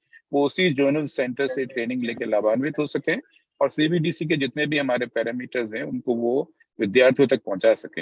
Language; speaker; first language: Hindi; native; Hindi